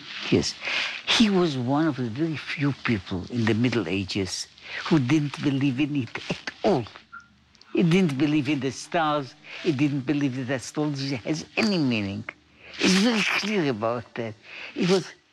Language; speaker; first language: English; non-native, fluent; Hebrew